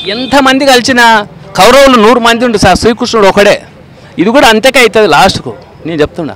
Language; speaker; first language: Telugu; native; Telugu